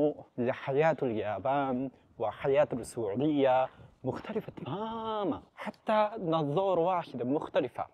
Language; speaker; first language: Arabic; non-native, fluent; Japanese